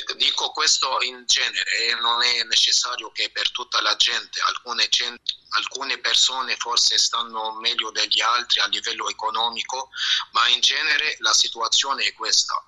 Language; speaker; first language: Italian; non-native, fluent; Arabic